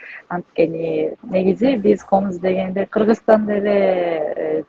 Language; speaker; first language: Kyrgyz; non-native, learner; Japanese